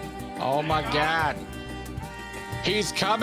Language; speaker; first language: English; native; English